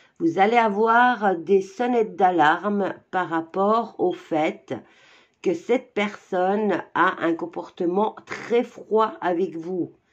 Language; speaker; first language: French; native; French